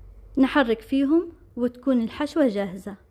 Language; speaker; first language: Arabic; native; Arabic